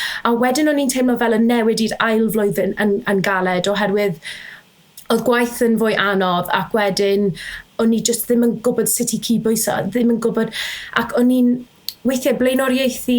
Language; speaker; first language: Welsh; native; Welsh